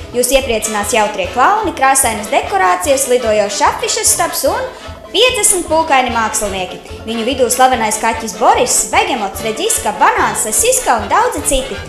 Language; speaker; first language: Latvian; native; Latvian